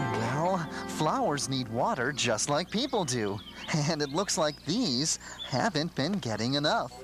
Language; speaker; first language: English; native; English